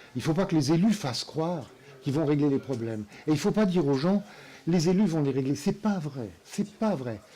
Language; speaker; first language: French; native; French